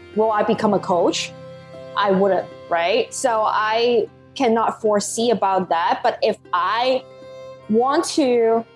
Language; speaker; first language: English; non-native, local second language; Cantonese